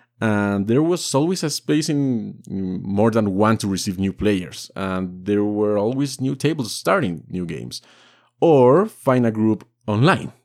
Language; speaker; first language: English; non-native, fluent; Spanish